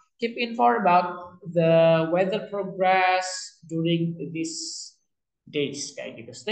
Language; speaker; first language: English; non-native, fluent; Indonesian